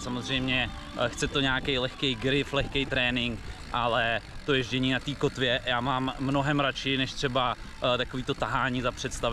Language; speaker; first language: Czech; native; Czech